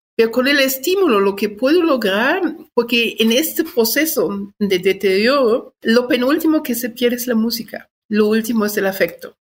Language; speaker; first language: Spanish; non-native, fluent; German